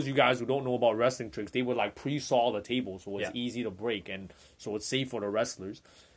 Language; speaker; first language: English; non-native, fluent; Indonesian